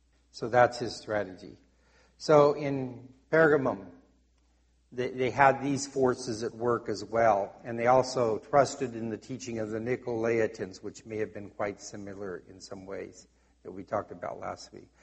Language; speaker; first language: English; native; English